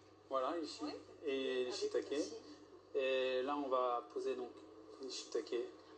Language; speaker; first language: French; native; French